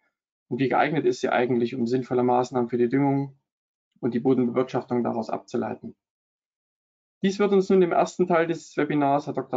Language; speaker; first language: German; native; German